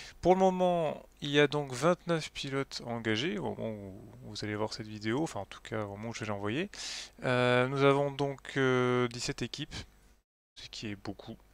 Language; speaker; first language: French; native; French